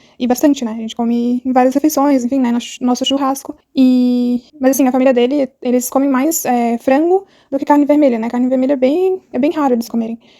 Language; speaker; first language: Portuguese; native; Portuguese